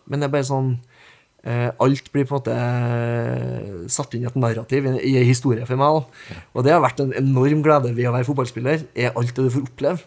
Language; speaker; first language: Norwegian; native; Norwegian